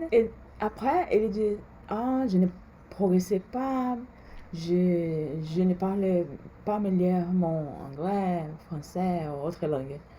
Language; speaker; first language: French; non-native, learner; Portuguese